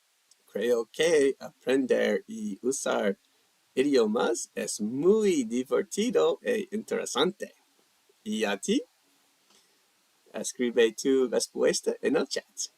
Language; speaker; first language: Spanish; non-native, learner; English